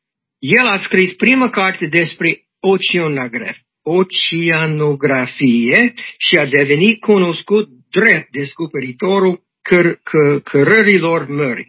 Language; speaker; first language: Romanian; non-native, learner; English